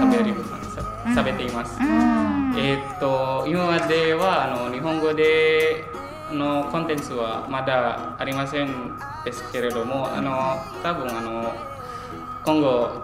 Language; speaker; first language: Japanese; non-native, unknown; Indonesian